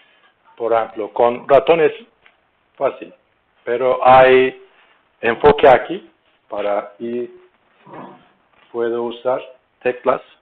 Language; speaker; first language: Spanish; non-native, learner; Turkish